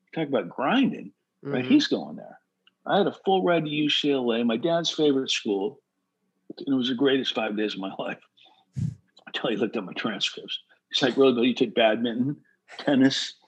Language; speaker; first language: English; native; English